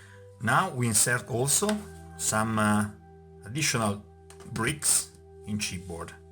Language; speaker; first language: English; non-native, fluent; Italian